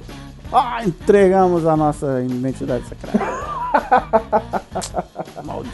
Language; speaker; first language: Portuguese; native; Portuguese